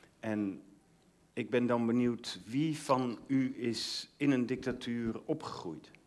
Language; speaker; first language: Dutch; native; Dutch